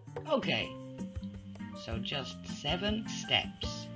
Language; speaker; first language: English; native; English